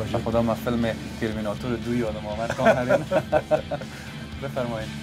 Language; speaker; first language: Persian; native; Persian